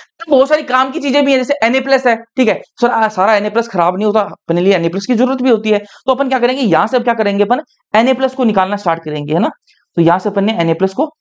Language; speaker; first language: Hindi; native; Hindi